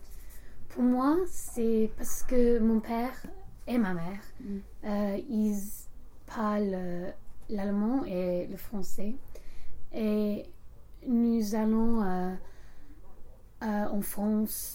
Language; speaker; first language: French; non-native, learner; English